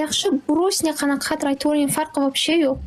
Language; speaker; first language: Kazakh; non-native, learner; Uzbek